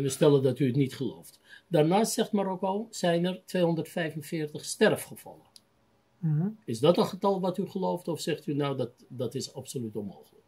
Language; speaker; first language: Dutch; native; Dutch